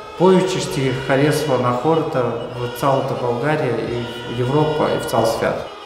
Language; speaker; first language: Bulgarian; non-native, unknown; Russian